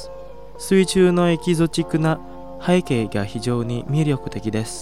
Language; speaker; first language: Japanese; non-native, fluent; Indonesian